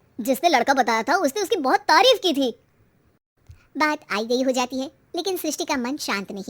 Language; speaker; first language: Hindi; native; Hindi